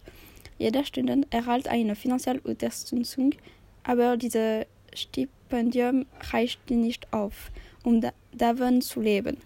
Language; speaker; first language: German; non-native, learner; French